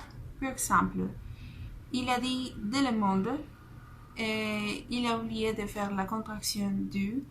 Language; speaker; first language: French; non-native, fluent; Spanish